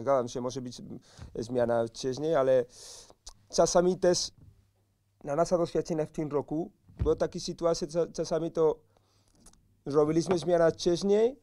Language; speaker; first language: Polish; non-native, learner; Spanish